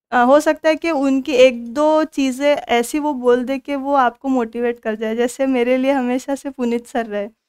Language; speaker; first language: Hindi; non-native, local second language; Marathi